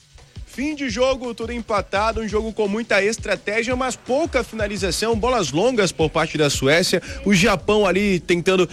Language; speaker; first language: Portuguese; native; Portuguese